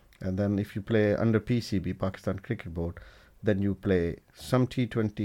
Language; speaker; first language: English; non-native, local second language; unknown